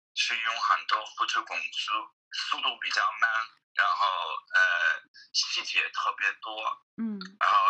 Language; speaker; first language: Chinese; non-native, fluent; English